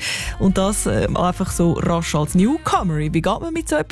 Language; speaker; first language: German; native; German